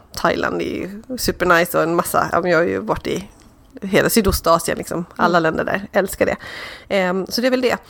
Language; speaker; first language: Swedish; native; Swedish